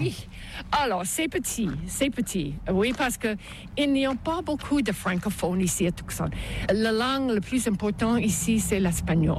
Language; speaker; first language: French; non-native, local second language; English